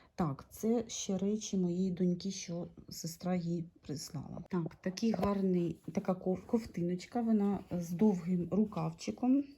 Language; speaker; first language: Ukrainian; non-native, local second language; Russian